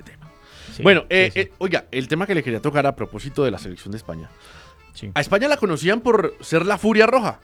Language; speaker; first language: Spanish; native; Spanish